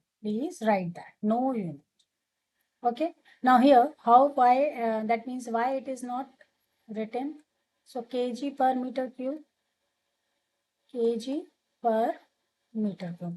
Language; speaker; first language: English; non-native, local second language; Hindi